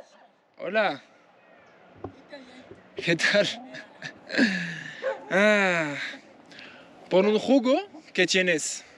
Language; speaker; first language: Spanish; non-native, learner; French